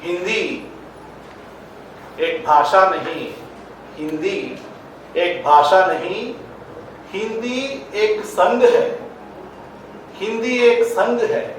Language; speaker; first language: Hindi; non-native, local second language; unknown